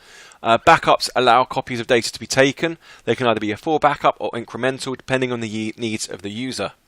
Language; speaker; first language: English; native; English